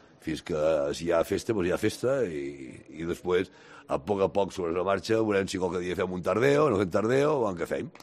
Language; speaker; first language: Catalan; native; Catalan